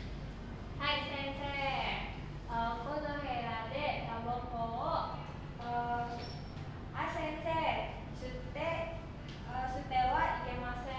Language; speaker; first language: Japanese; non-native, learner; Indonesian